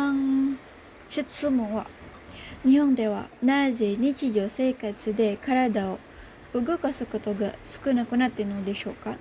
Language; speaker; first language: Japanese; non-native, learner; Indonesian